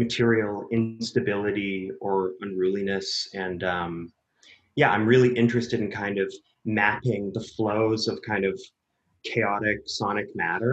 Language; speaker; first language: English; native; English